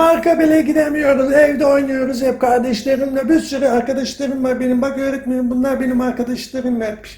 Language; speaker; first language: Turkish; early bilingual, heritage; Turkish